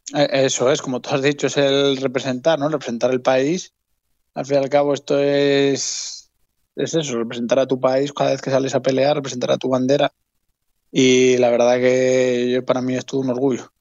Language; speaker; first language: Spanish; native; Spanish